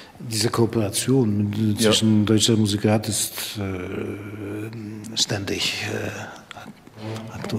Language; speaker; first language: German; non-native, learner; Polish